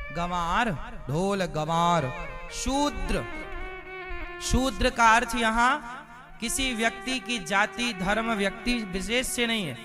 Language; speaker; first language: Hindi; native; Hindi